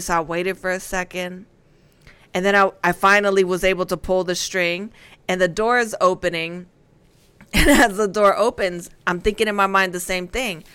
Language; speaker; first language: English; early bilingual, other home language; Spanish